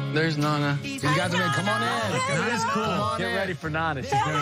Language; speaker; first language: English; native; English